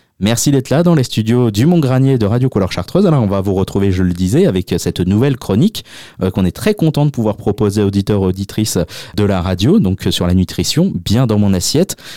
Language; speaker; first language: French; native; French